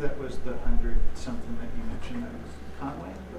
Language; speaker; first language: English; native; English